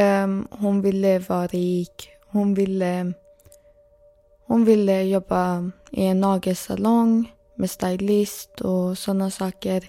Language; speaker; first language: Swedish; early bilingual, other home language; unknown